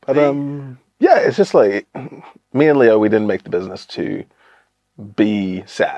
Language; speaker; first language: English; native; English